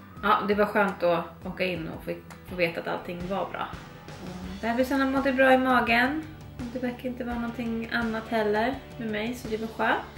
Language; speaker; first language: Swedish; native; Swedish